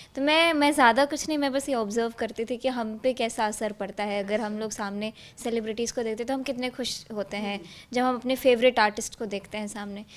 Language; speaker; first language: Hindi; native; Hindi